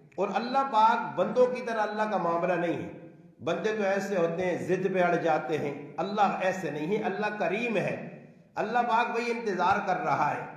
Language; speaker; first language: Urdu; non-native, local second language; Northern Hindko